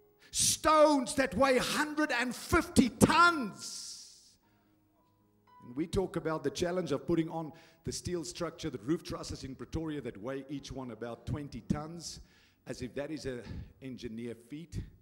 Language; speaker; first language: English; non-native, local second language; Afrikaans